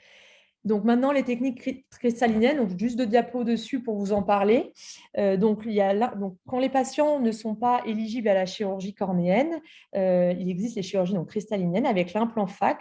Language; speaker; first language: French; native; French